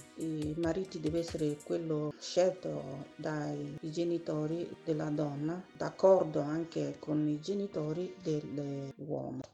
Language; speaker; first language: Italian; non-native, learner; Igbo